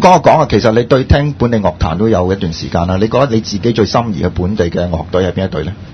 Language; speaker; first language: Cantonese; native; Cantonese